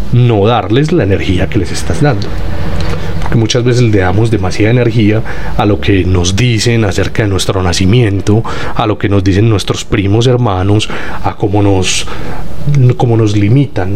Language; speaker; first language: Spanish; native; Spanish